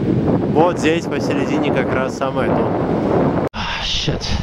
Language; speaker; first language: Russian; native; Russian